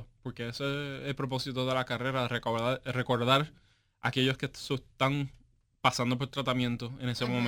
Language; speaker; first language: Spanish; native; Spanish